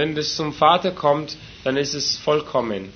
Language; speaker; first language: German; native; German